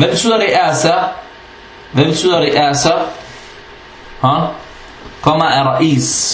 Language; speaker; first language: Danish; non-native, fluent; Arabic